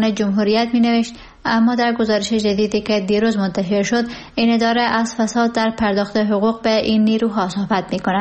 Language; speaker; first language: Persian; native; Persian